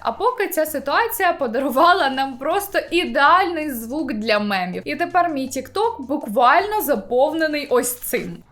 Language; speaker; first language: Ukrainian; native; Ukrainian